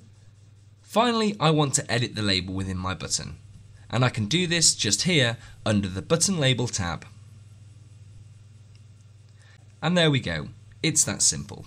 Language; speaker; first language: English; native; English